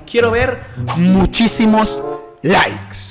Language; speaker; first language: Spanish; native; Spanish